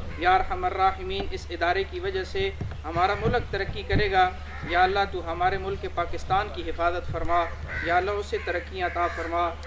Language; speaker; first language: Urdu; non-native, local second language; Punjabi